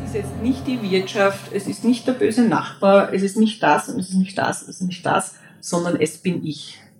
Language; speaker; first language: German; native; German